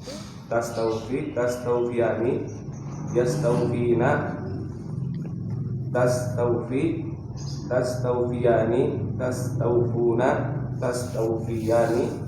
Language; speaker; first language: Arabic; non-native, learner; Indonesian